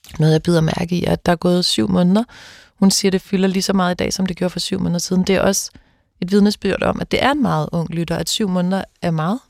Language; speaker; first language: Danish; native; Danish